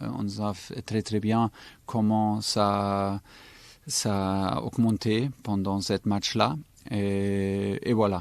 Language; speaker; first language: French; non-native, fluent; German